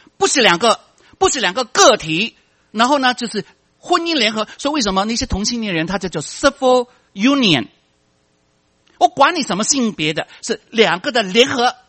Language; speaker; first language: Chinese; non-native, local second language; Cantonese